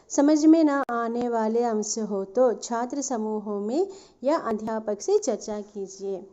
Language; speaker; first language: Hindi; non-native, local second language; Telugu